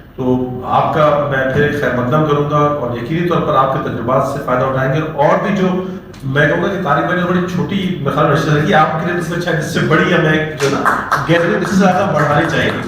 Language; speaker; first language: Urdu; native; Urdu